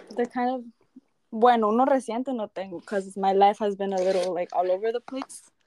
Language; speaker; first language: Spanish; early bilingual, heritage; Spanish